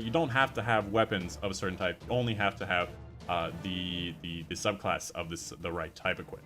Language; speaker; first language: English; native; English